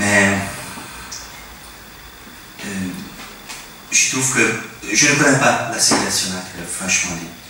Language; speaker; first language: French; non-native, fluent; Hungarian